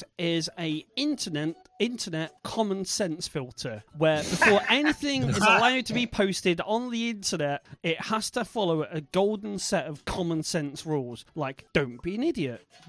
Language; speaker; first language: English; native; English